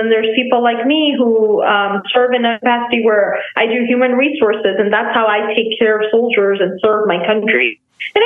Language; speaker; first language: English; non-native, local second language; Nepali